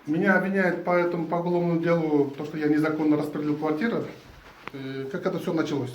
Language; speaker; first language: Russian; non-native, local second language; Kyrgyz